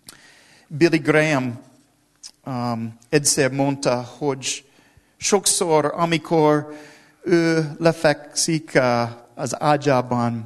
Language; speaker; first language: Hungarian; non-native, learner; English